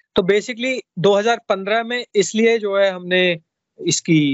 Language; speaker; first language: Hindi; native; Hindi